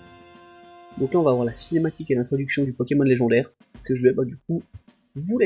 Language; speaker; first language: French; native; French